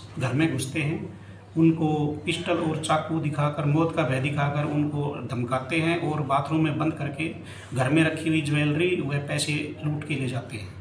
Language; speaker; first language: Hindi; native; Hindi